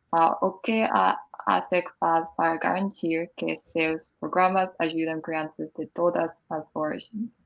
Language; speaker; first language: Portuguese; non-native, learner; English